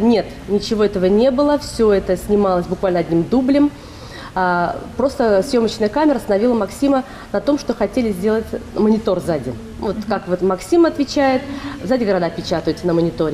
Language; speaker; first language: Russian; native; Russian